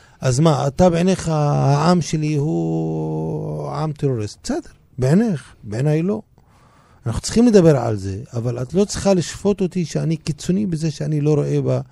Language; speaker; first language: Hebrew; non-native, local second language; Arabic